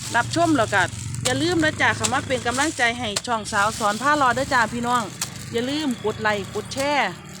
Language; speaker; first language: Thai; native; Thai